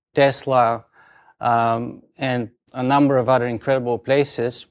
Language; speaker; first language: English; non-native, fluent; Bulgarian